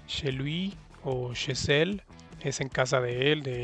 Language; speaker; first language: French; non-native, learner; Spanish